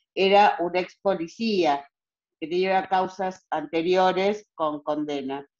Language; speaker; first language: Spanish; native; Spanish